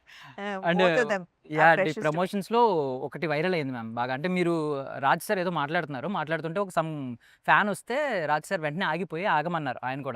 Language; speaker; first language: Telugu; native; Telugu